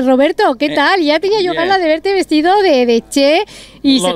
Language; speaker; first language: Spanish; native; Spanish